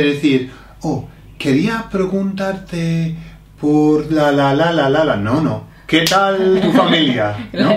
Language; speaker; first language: Spanish; non-native, fluent; English